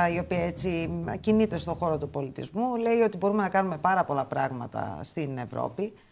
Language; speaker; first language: Greek; native; Greek